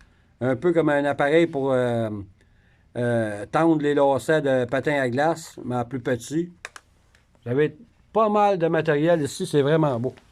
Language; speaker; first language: French; native; French